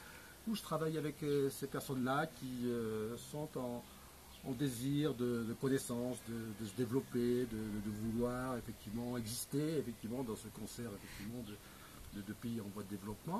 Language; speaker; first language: French; native; French